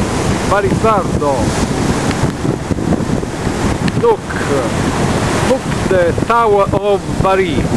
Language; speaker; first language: English; non-native, learner; Italian